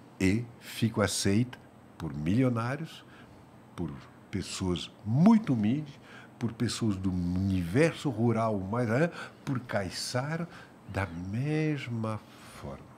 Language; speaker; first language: Portuguese; non-native, fluent; French